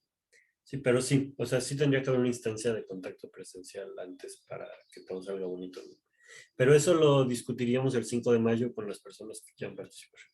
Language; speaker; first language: Spanish; native; Spanish